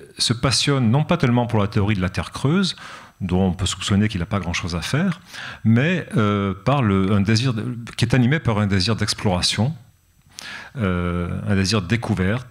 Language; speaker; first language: French; native; French